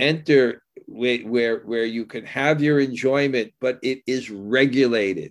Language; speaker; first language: English; native; English